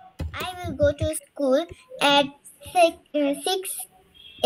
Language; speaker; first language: English; non-native, learner; Bangla